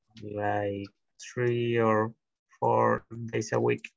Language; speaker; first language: English; non-native, learner; Spanish